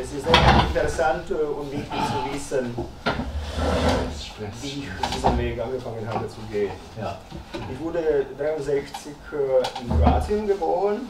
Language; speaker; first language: German; early bilingual, other home language; Croatian